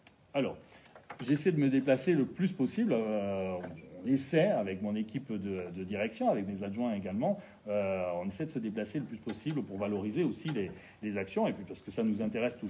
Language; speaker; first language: French; native; French